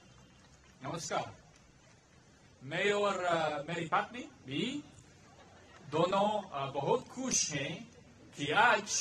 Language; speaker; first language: Hindi; non-native, learner; English